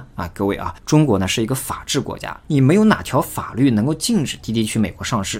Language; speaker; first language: Chinese; native; Chinese